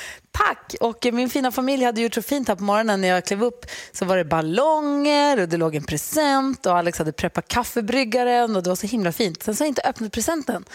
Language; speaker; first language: Swedish; native; Swedish